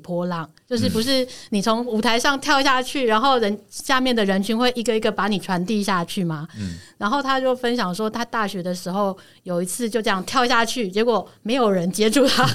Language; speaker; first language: Chinese; native; Chinese